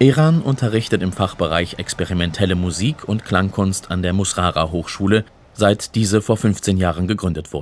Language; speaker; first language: German; native; German